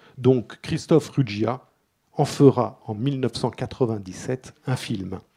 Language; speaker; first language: French; native; French